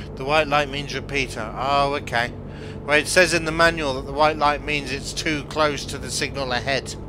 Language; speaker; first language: English; native; English